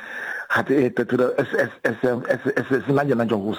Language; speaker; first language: Hungarian; non-native, fluent; Yoruba